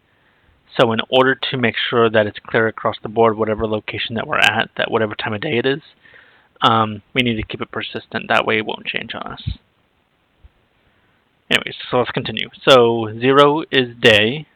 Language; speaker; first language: English; native; English